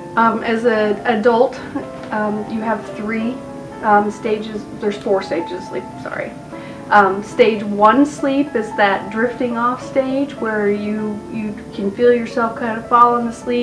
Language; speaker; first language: English; native; English